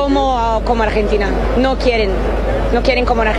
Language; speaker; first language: Spanish; non-native, learner; Portuguese